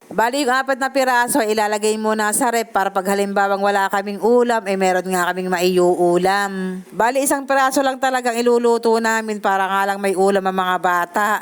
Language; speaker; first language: Filipino; native; Filipino